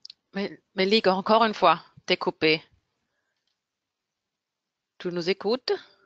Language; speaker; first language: French; non-native, fluent; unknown